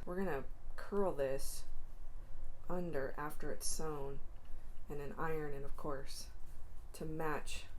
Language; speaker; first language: English; native; English